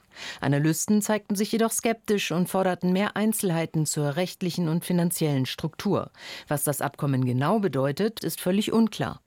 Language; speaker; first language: German; native; German